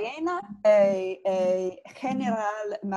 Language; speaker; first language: Spanish; non-native, learner; English